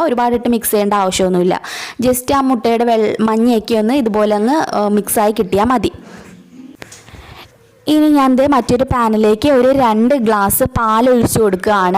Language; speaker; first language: Malayalam; native; Malayalam